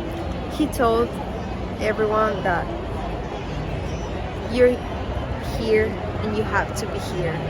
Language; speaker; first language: English; non-native, fluent; Spanish